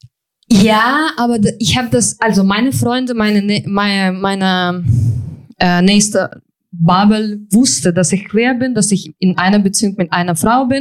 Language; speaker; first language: German; non-native, fluent; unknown